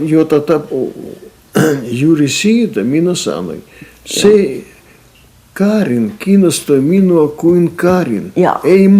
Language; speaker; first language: Finnish; non-native, learner; Russian